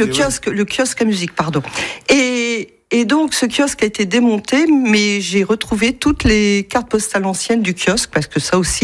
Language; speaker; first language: French; native; French